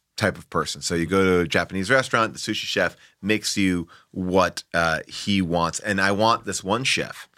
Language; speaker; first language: English; native; English